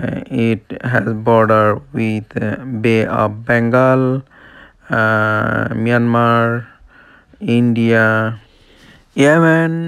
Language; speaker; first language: English; non-native, local second language; Bangla